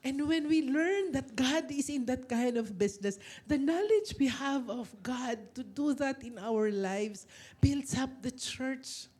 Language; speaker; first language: English; non-native, local second language; Filipino